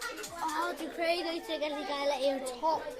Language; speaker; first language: Welsh; non-native, local second language; English